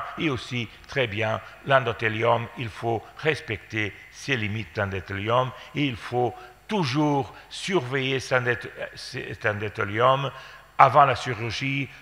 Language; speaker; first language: French; non-native, fluent; Portuguese